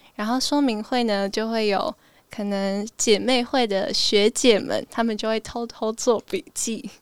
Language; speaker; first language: Chinese; early bilingual, heritage; Chinese